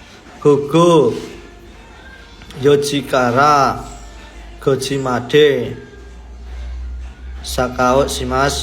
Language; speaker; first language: Japanese; non-native, learner; Indonesian